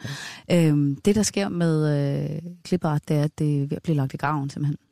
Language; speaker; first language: Danish; native; Danish